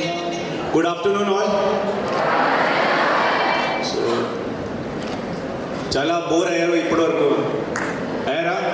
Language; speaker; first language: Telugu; non-native, fluent; Hindi